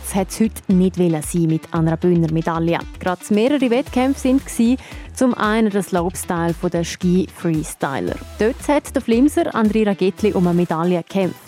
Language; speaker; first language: German; native; German